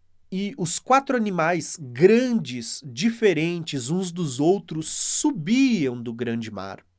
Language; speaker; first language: Portuguese; native; Portuguese